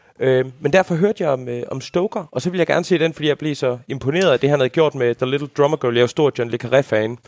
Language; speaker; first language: Danish; native; Danish